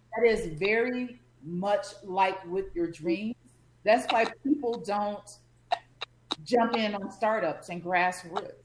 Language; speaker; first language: English; native; English